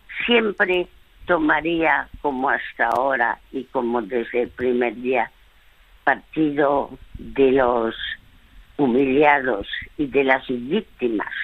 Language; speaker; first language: Spanish; early bilingual, other home language; French